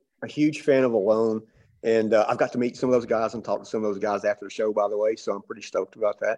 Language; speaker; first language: English; native; English